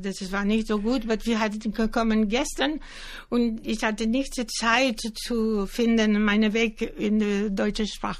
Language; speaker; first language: German; non-native, learner; Greek